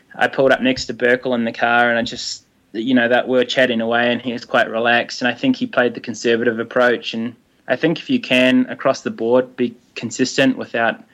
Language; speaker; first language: English; native; English